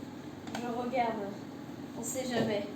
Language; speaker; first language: French; native; French